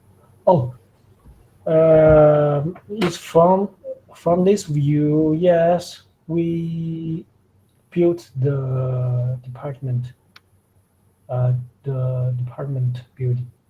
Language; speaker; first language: English; non-native, learner; Chinese